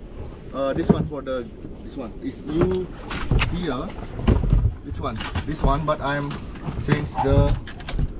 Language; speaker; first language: English; non-native, learner; Indonesian